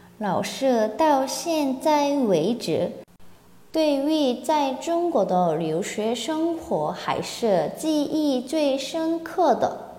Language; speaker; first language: Chinese; non-native, fluent; Korean